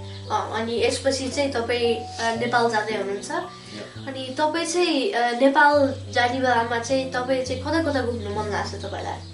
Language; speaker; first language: Nepali; early bilingual, heritage; Nepali